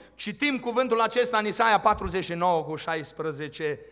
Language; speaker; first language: Romanian; native; Romanian